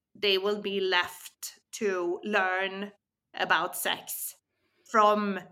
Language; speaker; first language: English; non-native, fluent; Swedish